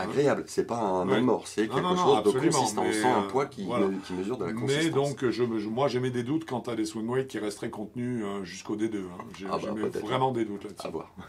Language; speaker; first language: French; native; French